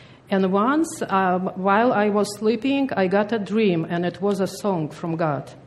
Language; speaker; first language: English; non-native, fluent; Russian